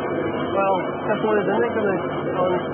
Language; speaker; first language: Welsh; native; Welsh